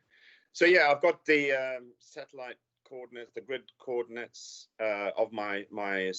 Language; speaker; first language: English; native; English